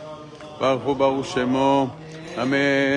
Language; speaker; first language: Hebrew; native; Hebrew